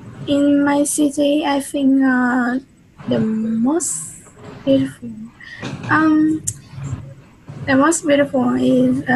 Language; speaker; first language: English; non-native, learner; Vietnamese